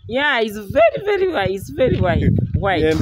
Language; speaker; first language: English; non-native, learner; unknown